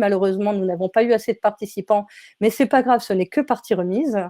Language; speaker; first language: French; native; French